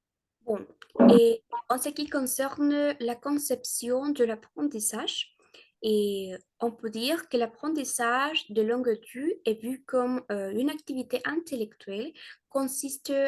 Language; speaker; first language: French; non-native, learner; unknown